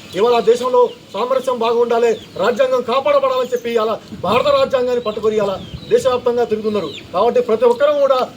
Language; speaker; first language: Telugu; non-native, local second language; Lambadi